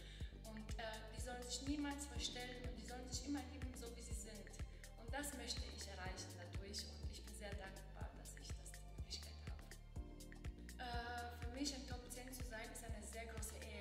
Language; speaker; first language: German; non-native, fluent; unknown